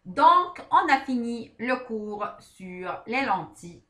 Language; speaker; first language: French; non-native, local second language; Arabic